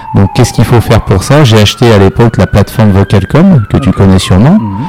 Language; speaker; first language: French; native; French